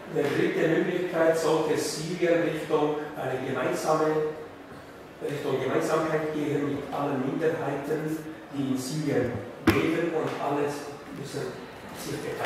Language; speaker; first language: German; non-native, fluent; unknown